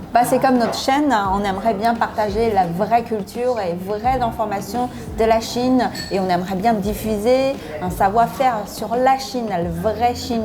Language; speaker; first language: French; non-native, fluent; Chinese